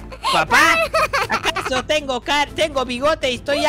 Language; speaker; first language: Spanish; native; Spanish